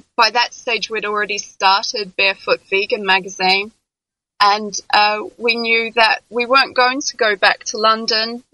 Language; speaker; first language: English; native; English